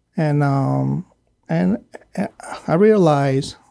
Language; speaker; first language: English; non-native, fluent; Korean